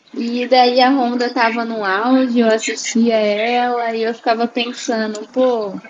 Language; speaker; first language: Portuguese; native; Portuguese